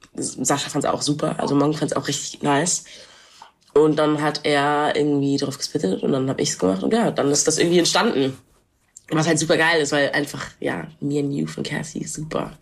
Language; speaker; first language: German; non-native, local second language; English